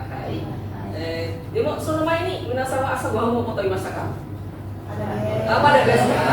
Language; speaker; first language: Japanese; non-native, fluent; Indonesian